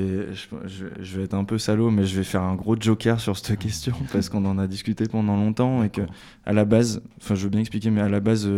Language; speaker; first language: French; native; French